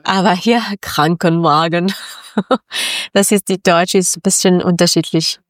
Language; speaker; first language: German; non-native, local second language; Persian